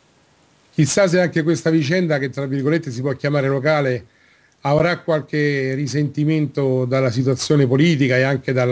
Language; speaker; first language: Italian; native; Italian